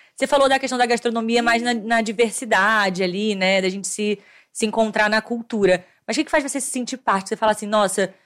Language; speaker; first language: Portuguese; native; Portuguese